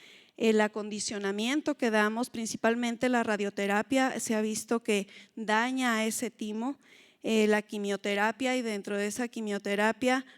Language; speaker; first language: Spanish; native; Spanish